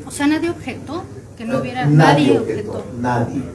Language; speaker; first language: Spanish; native; Spanish